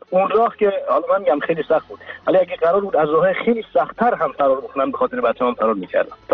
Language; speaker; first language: Persian; non-native, local second language; Kurdish